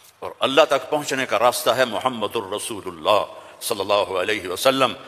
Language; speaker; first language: Urdu; non-native, local second language; Punjabi